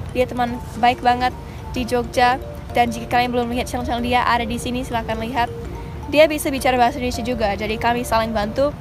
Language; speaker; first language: Indonesian; early bilingual, other home language; English